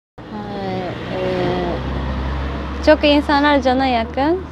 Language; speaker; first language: Turkish; non-native, learner; Japanese